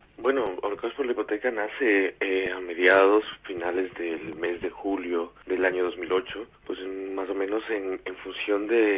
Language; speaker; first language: Spanish; native; Spanish